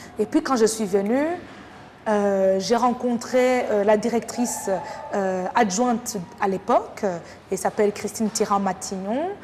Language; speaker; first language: French; non-native, local second language; Kinyarwanda